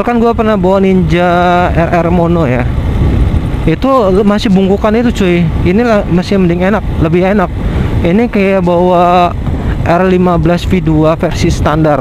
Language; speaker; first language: Indonesian; native; Indonesian